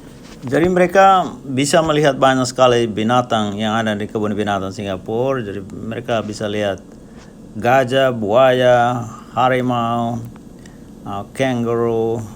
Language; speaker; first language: Indonesian; non-native, local second language; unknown